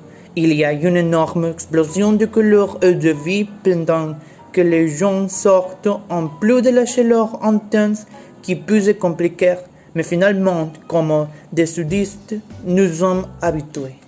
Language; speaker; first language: French; non-native, learner; Spanish